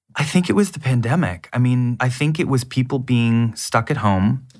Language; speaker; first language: English; native; English